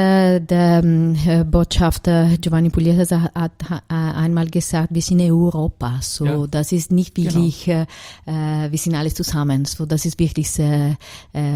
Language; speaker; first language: German; non-native, fluent; Italian